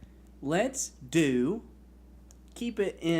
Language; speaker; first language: English; native; English